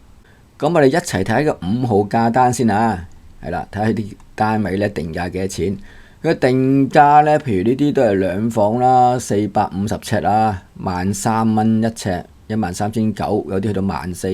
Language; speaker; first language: Cantonese; native; Cantonese